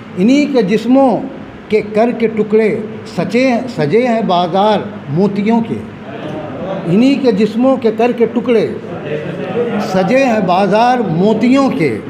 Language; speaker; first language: Urdu; native; Urdu